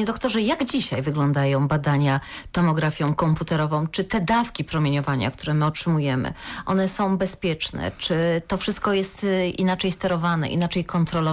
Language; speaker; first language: Polish; native; Polish